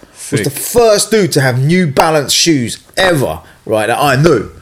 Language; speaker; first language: English; native; English